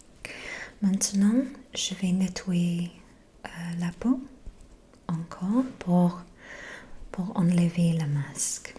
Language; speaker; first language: French; non-native, fluent; English